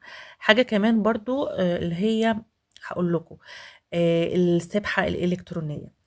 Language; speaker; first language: Arabic; native; Arabic